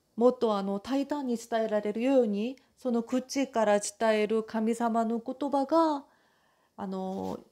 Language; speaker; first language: Japanese; non-native, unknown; Korean